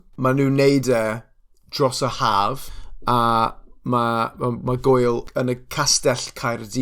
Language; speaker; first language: Welsh; non-native, local second language; English